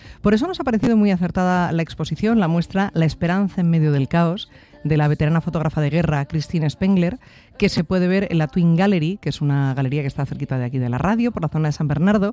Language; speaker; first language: Spanish; native; Spanish